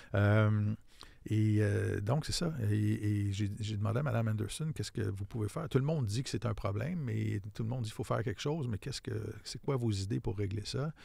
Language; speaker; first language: French; native; French